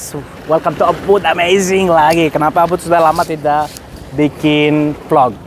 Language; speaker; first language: Indonesian; non-native, fluent; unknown